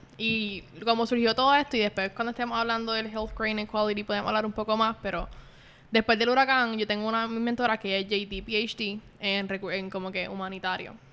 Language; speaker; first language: Spanish; native; Spanish